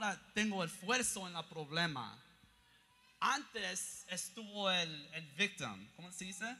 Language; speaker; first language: Spanish; early bilingual, heritage; English